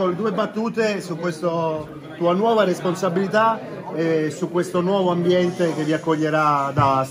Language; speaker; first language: Italian; native; Italian